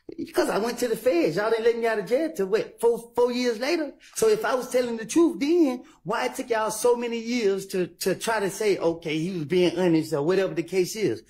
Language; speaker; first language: English; native; English